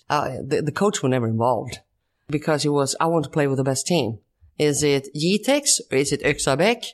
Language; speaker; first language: English; non-native, fluent; Swedish